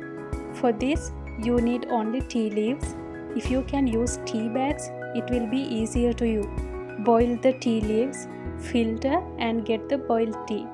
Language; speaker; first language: English; non-native, fluent; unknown